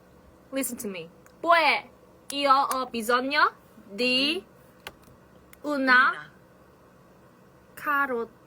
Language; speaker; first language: Italian; non-native, learner; Korean